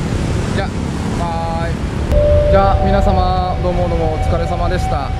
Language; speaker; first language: Japanese; non-native, fluent; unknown